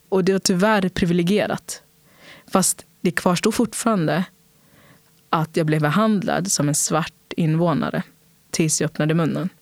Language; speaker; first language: Swedish; early bilingual, other home language; Portuguese